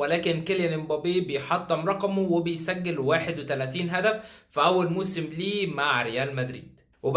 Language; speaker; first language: Arabic; native; Arabic